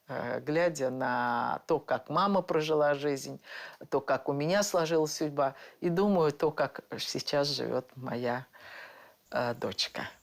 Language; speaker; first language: Russian; native; Russian